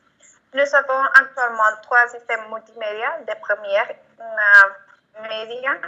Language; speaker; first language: French; non-native, learner; Spanish